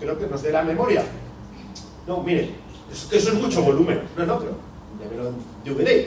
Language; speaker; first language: Spanish; native; Spanish